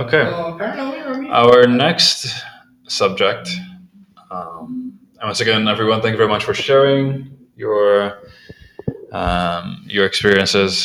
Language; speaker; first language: English; non-native, fluent; Portuguese